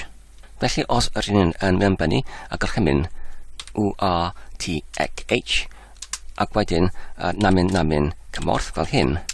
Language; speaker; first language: Welsh; non-native, learner; English